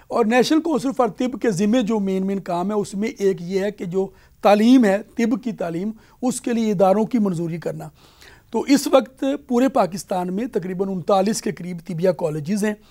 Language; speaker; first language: Urdu; native; Urdu